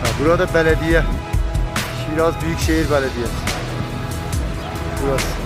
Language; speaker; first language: Turkish; non-native, fluent; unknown